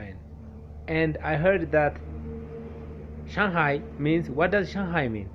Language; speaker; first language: English; non-native, local second language; Amharic